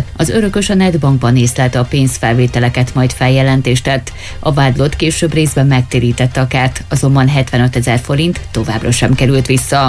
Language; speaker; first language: Hungarian; native; Hungarian